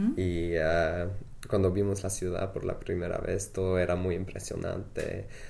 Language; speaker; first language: Spanish; non-native, fluent; English